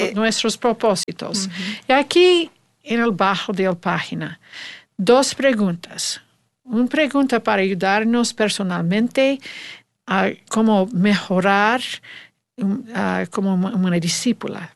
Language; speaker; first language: Spanish; non-native, learner; English